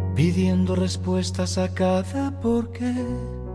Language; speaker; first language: Spanish; native; Spanish